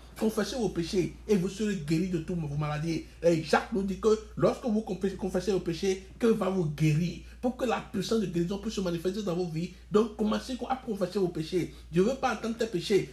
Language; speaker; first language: French; non-native, local second language; Yoruba